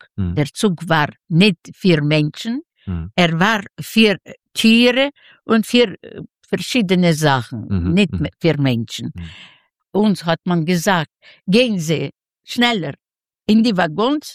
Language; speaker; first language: German; non-native, fluent; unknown